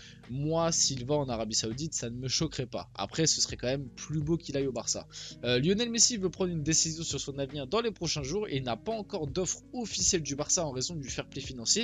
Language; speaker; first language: French; early bilingual, other home language; Portuguese